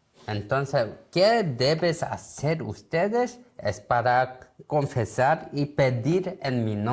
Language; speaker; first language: Spanish; non-native, learner; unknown